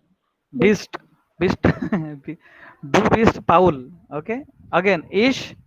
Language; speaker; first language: German; non-native, learner; Marathi